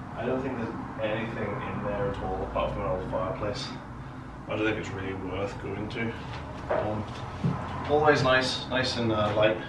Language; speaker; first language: English; native; English